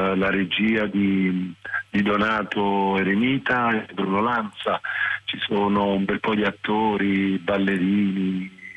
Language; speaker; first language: Italian; native; Italian